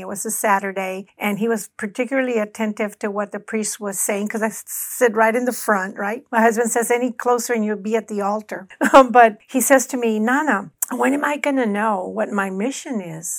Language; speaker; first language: English; early bilingual, other home language; Spanish